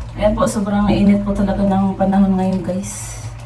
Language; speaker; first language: Filipino; native; Filipino